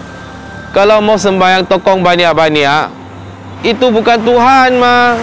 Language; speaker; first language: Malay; non-native, local second language; Min Nan Chinese